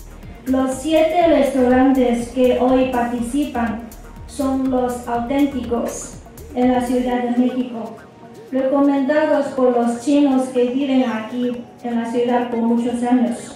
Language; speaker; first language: Spanish; non-native, fluent; Chinese